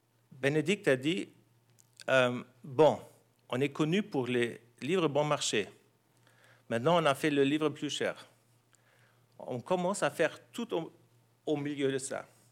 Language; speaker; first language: French; non-native, fluent; German